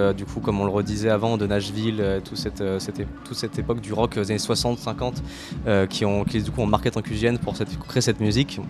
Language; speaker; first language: French; native; French